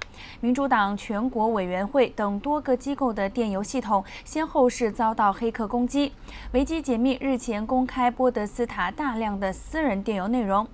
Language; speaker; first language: Chinese; non-native, local second language; Cantonese